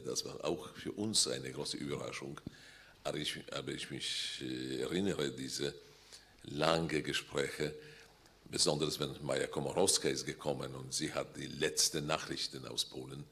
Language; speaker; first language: German; non-native, fluent; Polish